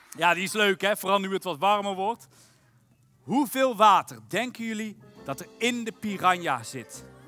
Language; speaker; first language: Dutch; native; Dutch